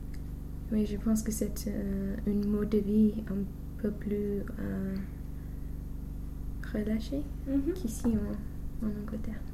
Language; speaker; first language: French; non-native, learner; English